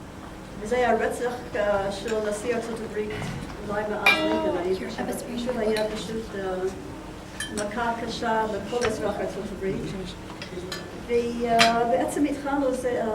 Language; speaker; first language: Hebrew; non-native, fluent; English